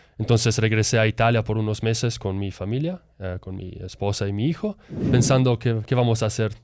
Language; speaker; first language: Spanish; non-native, fluent; Italian